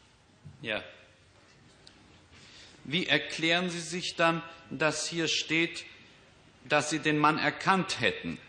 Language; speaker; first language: German; native; German